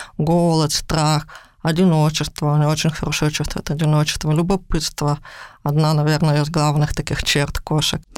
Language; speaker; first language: Russian; native; Russian